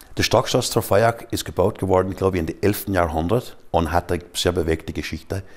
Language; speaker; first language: German; non-native, fluent; English